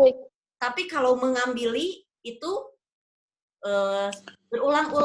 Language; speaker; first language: Indonesian; native; Indonesian